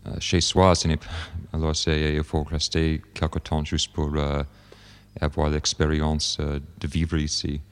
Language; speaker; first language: French; non-native, fluent; English